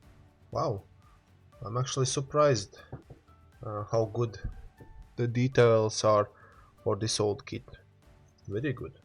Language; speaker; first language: English; non-native, learner; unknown